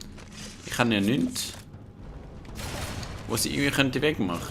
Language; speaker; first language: German; native; German